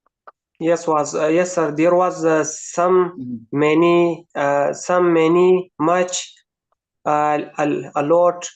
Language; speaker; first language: English; non-native, learner; Persian